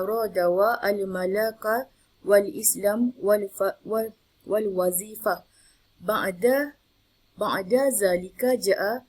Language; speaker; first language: Arabic; non-native, learner; Malay